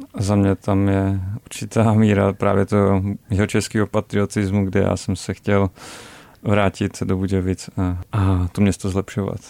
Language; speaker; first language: Czech; native; Czech